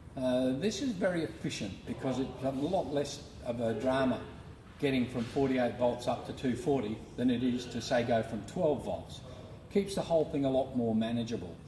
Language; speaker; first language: English; native; English